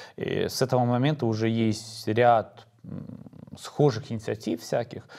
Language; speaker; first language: Russian; non-native, fluent; Lithuanian